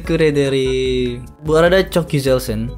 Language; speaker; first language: Turkish; non-native, learner; Indonesian